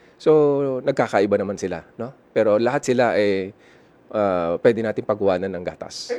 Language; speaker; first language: Filipino; non-native, local second language; Iloko